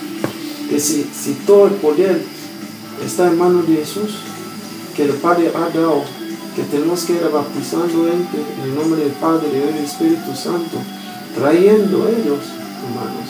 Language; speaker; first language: Spanish; non-native, learner; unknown